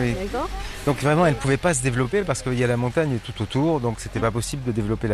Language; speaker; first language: French; native; French